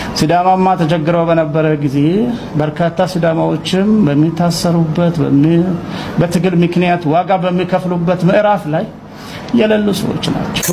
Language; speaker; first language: Amharic; non-native, local second language; Sidamo